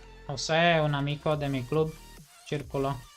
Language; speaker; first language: Italian; non-native, fluent; English